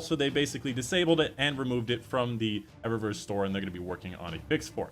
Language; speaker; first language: English; native; English